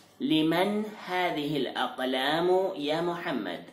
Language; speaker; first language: Arabic; non-native, fluent; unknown